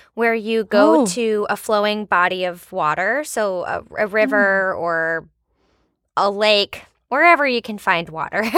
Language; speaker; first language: English; native; English